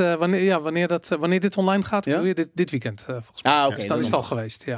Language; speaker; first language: Dutch; native; Dutch